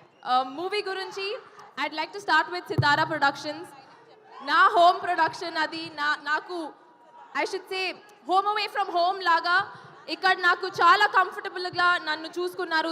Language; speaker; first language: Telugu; non-native, local second language; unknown